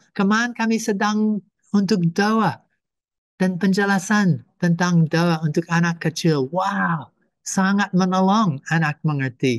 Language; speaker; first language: Indonesian; non-native, fluent; English